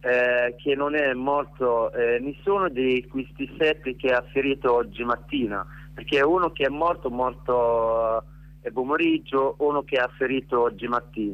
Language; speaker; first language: Italian; non-native, learner; Arabic